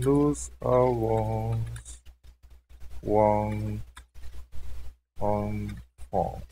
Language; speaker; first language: French; non-native, learner; English